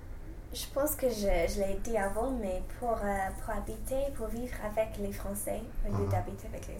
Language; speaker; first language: French; non-native, fluent; English